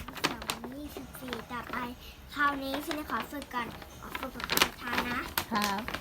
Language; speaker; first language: Thai; native; Thai